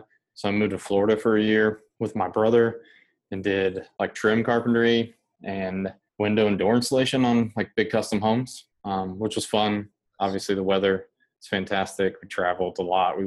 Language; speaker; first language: English; native; English